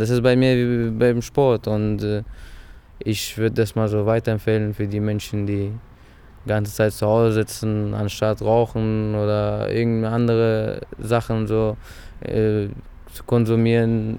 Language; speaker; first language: German; early bilingual, other home language; Persian